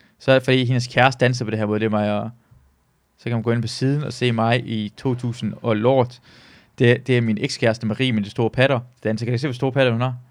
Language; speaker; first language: Danish; early bilingual, other home language; Persian